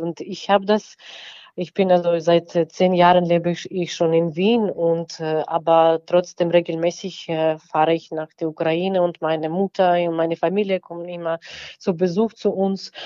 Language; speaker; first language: German; non-native, fluent; Ukrainian